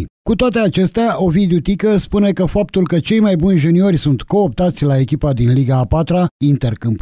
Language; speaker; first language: Romanian; native; Romanian